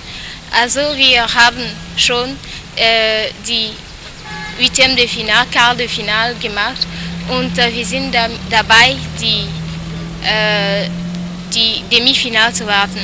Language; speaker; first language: German; non-native, learner; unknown